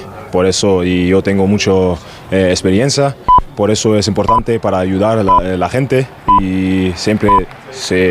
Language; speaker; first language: Spanish; non-native, fluent; German